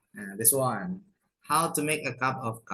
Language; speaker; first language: English; non-native, fluent; Indonesian